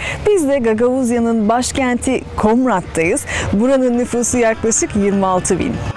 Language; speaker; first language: Turkish; native; Turkish